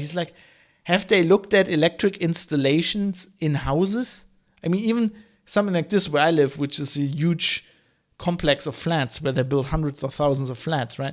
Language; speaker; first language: English; non-native, fluent; German